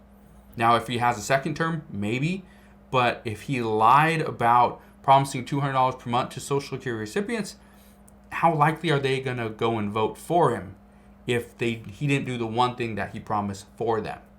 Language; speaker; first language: English; native; English